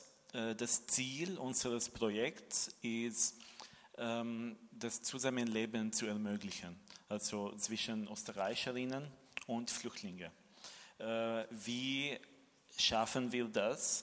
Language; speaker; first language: German; non-native, fluent; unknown